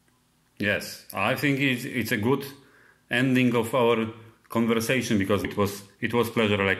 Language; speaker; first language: English; non-native, fluent; Polish